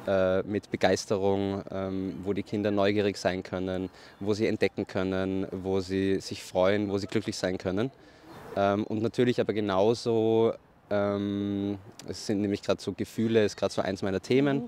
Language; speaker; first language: German; native; German